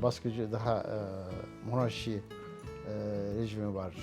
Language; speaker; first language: Turkish; native; Turkish